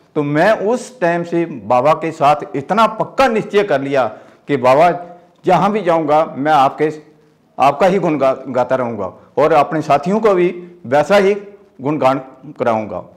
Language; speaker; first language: Hindi; native; Hindi